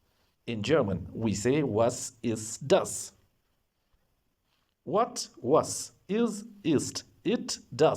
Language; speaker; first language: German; non-native, fluent; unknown